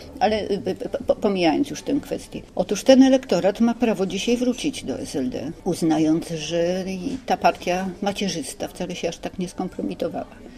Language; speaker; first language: Polish; native; Polish